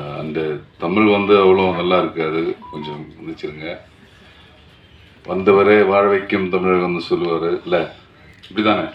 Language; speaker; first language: Tamil; non-native, learner; Malayalam